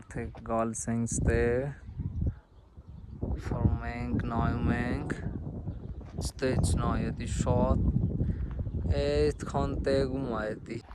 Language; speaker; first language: Armenian; non-native, learner; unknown